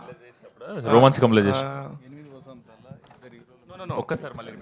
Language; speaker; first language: Telugu; native; Telugu